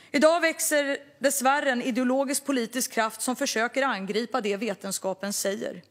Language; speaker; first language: Swedish; non-native, local second language; Kurdish